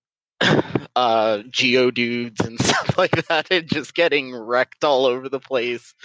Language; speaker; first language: English; native; English